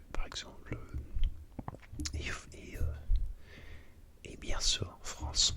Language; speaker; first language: French; non-native, learner; English